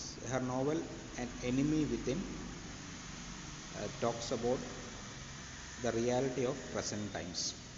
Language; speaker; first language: English; non-native, local second language; Malayalam